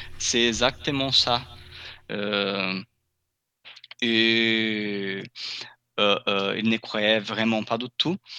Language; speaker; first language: French; non-native, fluent; Portuguese